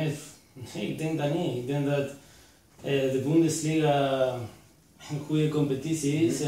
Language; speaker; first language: Dutch; non-native, fluent; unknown